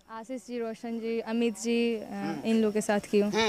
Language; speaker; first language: Hindi; non-native, local second language; Nepali